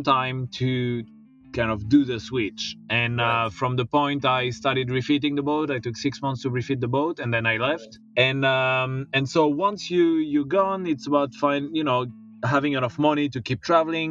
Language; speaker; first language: English; non-native, fluent; French